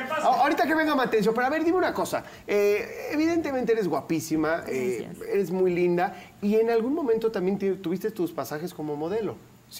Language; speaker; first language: Spanish; native; Spanish